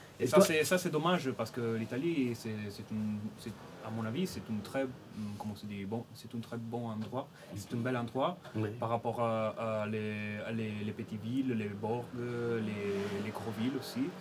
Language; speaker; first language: French; non-native, fluent; Italian